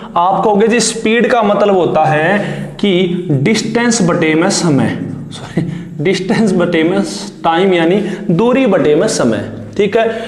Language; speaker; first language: Hindi; native; Hindi